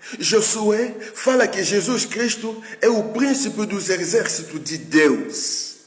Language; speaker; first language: Portuguese; non-native, fluent; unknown